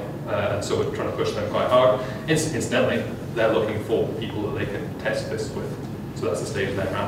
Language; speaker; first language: English; native; English